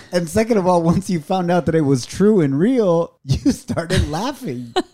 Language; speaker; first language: English; early bilingual, other home language; Spanish